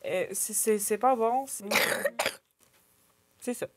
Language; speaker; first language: French; non-native, learner; Ukrainian